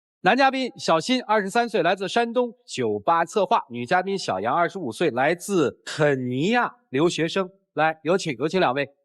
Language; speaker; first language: Chinese; native; Chinese